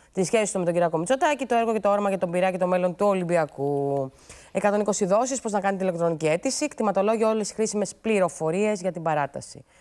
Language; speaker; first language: Greek; native; Greek